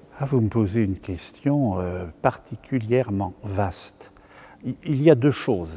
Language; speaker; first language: French; native; French